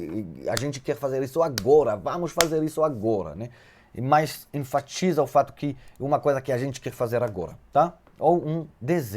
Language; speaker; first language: Portuguese; non-native, fluent; Hebrew